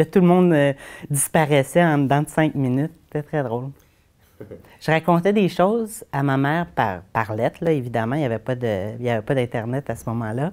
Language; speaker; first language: French; native; French